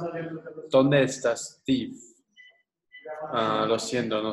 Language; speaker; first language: Spanish; non-native, learner; English